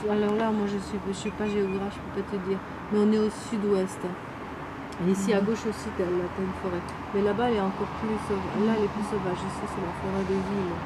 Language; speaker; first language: French; native; French